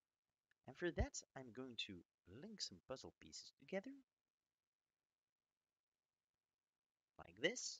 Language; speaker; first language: English; non-native, fluent; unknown